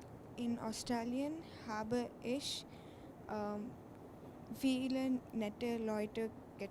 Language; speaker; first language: German; non-native, learner; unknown